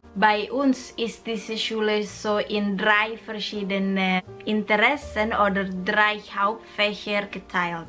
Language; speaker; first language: German; non-native, fluent; Indonesian